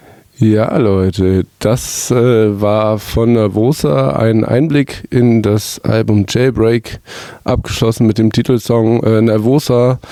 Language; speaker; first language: German; native; German